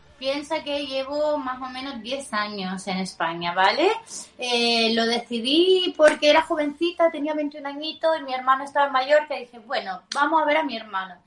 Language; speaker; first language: Spanish; non-native, fluent; Italian